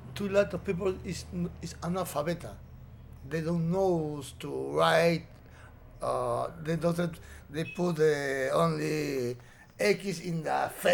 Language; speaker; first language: English; non-native, learner; Spanish